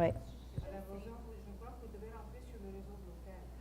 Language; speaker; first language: French; native; French